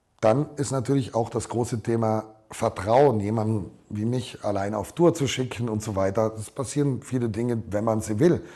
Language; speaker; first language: German; native; German